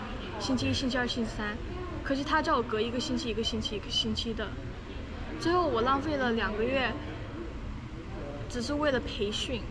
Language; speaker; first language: Chinese; early bilingual, other home language; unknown